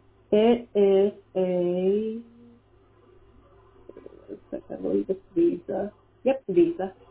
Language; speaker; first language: English; early bilingual, other home language; Spanish